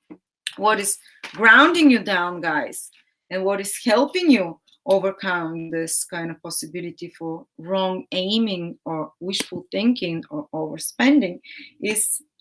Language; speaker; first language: English; non-native, fluent; Bulgarian